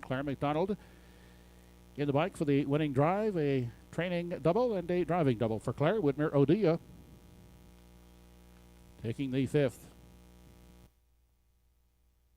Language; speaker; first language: English; native; English